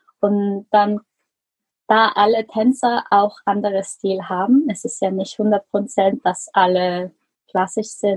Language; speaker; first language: German; non-native, fluent; Korean